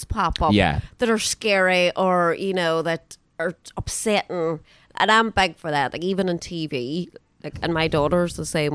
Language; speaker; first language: English; native; English